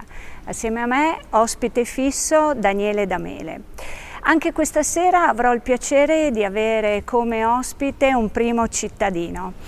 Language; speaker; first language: Italian; native; Italian